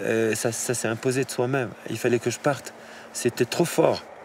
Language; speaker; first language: French; native; French